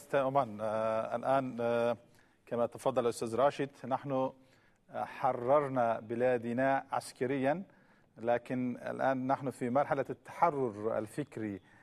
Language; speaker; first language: Arabic; non-native, fluent; Turkish